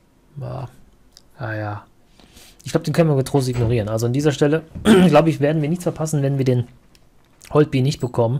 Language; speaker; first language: German; native; German